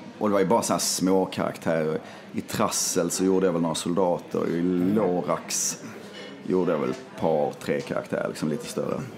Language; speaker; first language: Swedish; native; Swedish